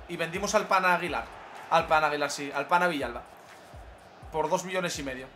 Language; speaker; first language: Spanish; native; Spanish